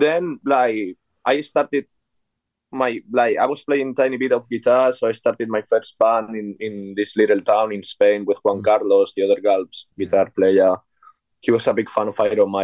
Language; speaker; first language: English; non-native, fluent; Spanish